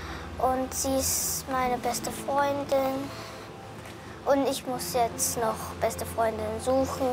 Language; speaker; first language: German; early bilingual, other home language; Korean